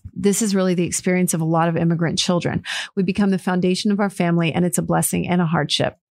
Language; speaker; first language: English; early bilingual, other home language; Portuguese